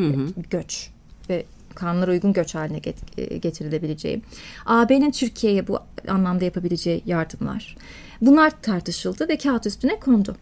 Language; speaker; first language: Turkish; native; Turkish